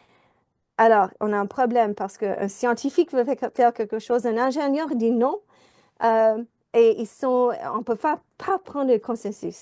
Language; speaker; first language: French; non-native, fluent; English